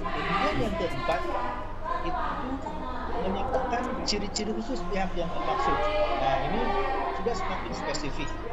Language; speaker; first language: Indonesian; non-native, local second language; Sundanese